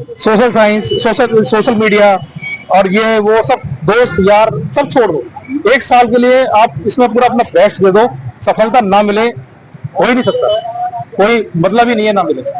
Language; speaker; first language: Hindi; native; Hindi